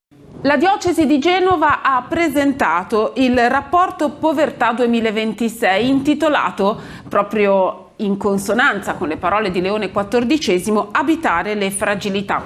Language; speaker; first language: Italian; native; Italian